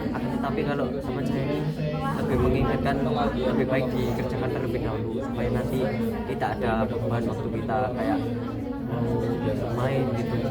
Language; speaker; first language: Indonesian; native; Indonesian